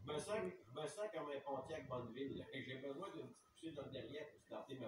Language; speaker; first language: French; native; French